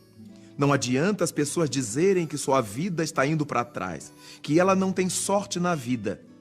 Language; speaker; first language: Portuguese; native; Portuguese